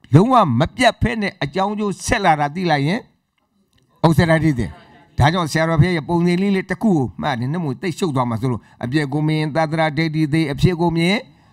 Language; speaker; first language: Burmese; native; Burmese